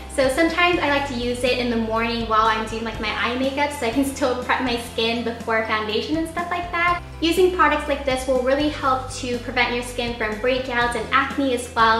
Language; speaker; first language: English; early bilingual, other home language; Japanese